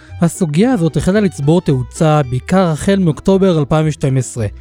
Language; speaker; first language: Hebrew; native; Hebrew